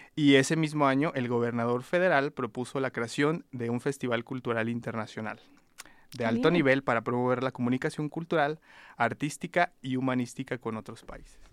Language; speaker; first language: Spanish; native; Spanish